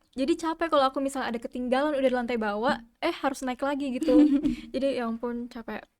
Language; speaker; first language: Indonesian; native; Indonesian